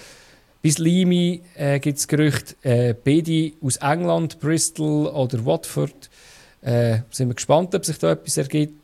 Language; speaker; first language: German; native; German